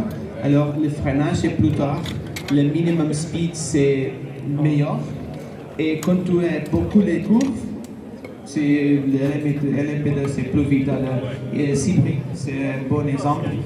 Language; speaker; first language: French; non-native, learner; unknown